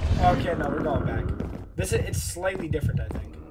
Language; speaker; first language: English; native; English